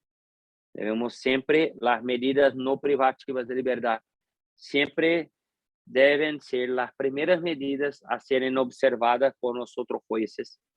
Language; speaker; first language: Spanish; non-native, fluent; Portuguese